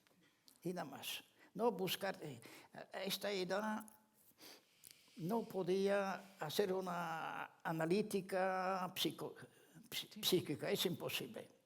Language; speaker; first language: Spanish; non-native, fluent; Ladino